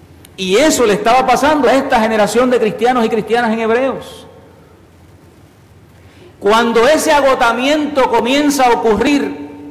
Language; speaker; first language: Spanish; native; Spanish